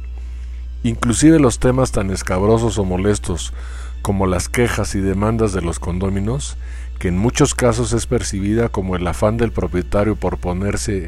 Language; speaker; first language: Spanish; native; Spanish